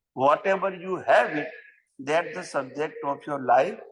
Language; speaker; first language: English; non-native, local second language; Gujarati